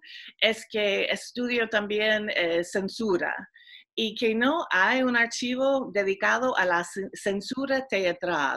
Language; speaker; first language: Spanish; non-native, fluent; English